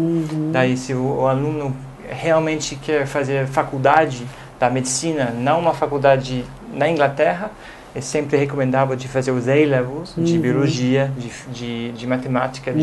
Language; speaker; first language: Portuguese; non-native, fluent; English